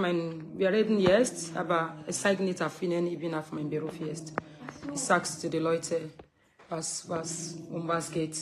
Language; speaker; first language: German; non-native, learner; English